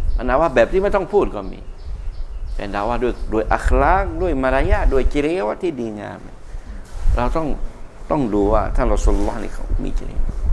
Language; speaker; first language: Thai; non-native, local second language; Malay